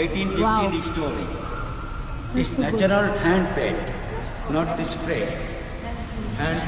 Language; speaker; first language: English; non-native, learner; Sinhala